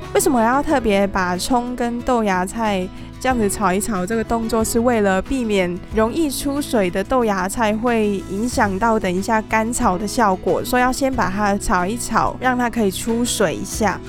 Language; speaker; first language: Chinese; non-native, fluent; Cantonese